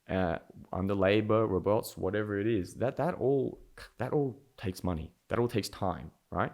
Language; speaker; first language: English; native; English